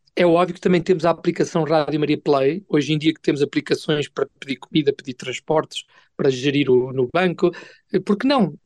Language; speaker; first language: Portuguese; native; Portuguese